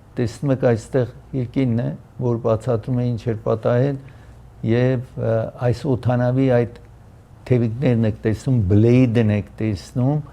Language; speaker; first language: Armenian; early bilingual, heritage; Armenian